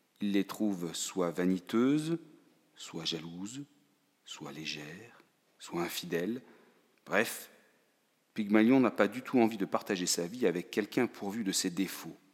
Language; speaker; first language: French; native; French